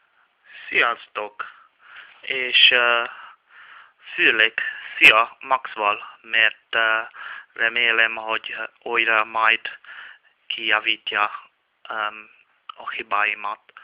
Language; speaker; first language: Hungarian; non-native, learner; Czech